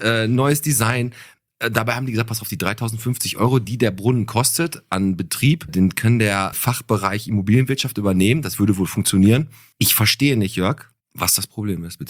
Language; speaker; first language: German; native; German